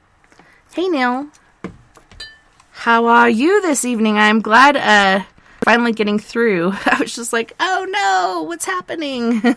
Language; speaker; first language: English; native; English